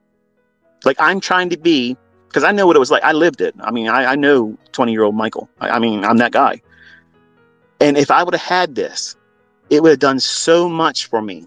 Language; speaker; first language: English; native; English